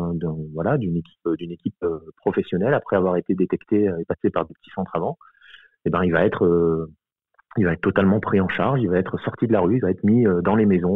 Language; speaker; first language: French; native; French